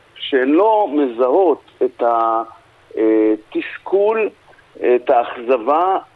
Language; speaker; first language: Hebrew; native; Hebrew